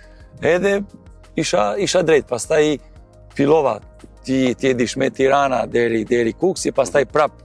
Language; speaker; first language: Albanian; non-native, learner; Serbian